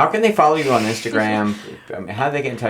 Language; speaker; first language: English; native; English